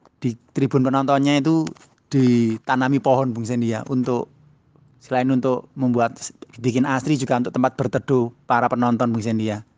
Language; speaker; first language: Indonesian; native; Indonesian